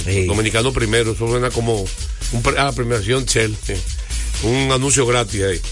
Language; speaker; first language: Spanish; native; Spanish